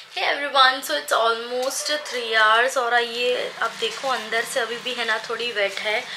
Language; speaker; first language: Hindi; non-native, local second language; Gujarati